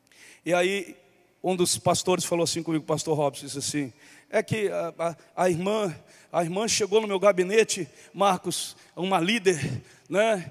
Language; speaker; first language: Portuguese; native; Portuguese